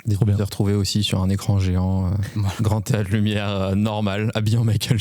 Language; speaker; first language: French; native; French